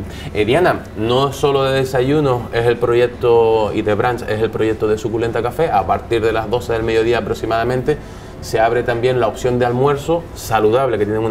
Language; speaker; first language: Spanish; native; Spanish